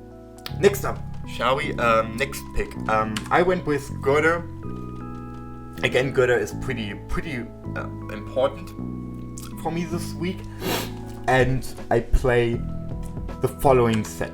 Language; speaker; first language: English; non-native, fluent; German